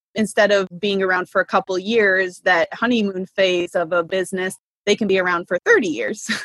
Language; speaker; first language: English; native; English